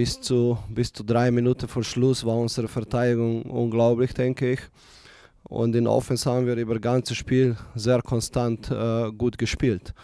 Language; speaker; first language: German; non-native, fluent; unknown